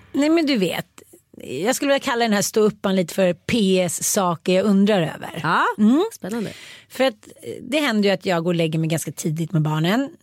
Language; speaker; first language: Swedish; native; Swedish